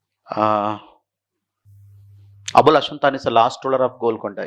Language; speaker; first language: English; non-native, local second language; Telugu